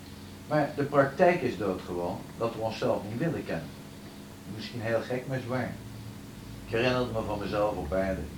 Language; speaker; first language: Dutch; native; Dutch